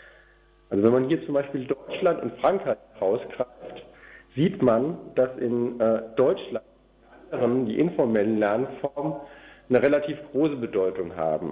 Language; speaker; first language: German; native; German